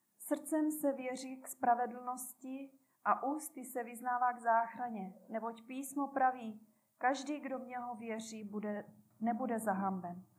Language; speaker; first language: Czech; native; Czech